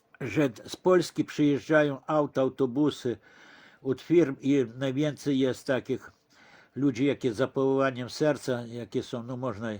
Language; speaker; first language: Polish; early bilingual, heritage; Polish